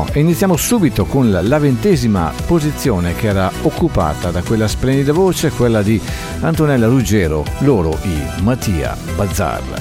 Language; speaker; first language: Italian; native; Italian